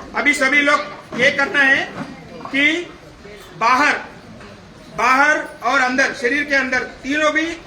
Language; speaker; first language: Hindi; non-native, local second language; Telugu